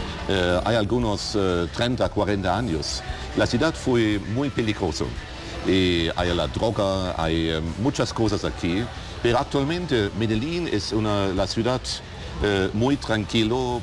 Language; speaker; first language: Spanish; non-native, learner; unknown